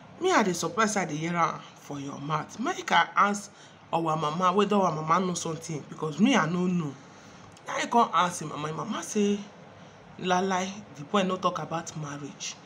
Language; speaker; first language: Nigerian Pidgin; non-native, local second language; Igbo